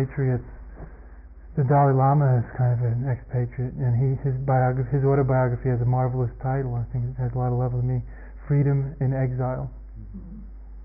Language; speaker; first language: English; native; English